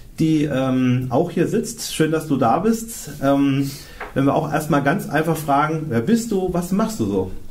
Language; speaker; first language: German; native; German